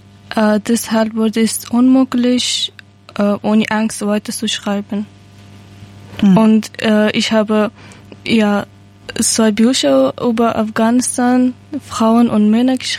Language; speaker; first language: German; non-native, learner; Persian